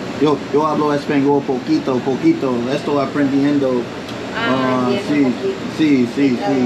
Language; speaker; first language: Spanish; non-native, learner; English